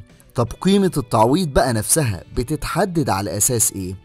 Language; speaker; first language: Arabic; native; Arabic